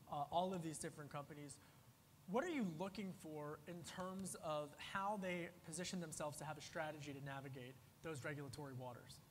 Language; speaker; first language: English; native; English